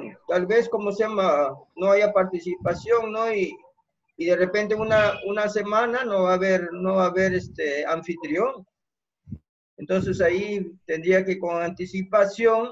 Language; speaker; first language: Spanish; native; Spanish